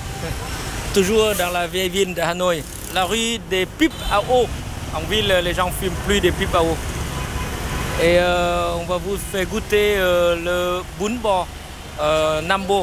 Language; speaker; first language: French; non-native, fluent; Vietnamese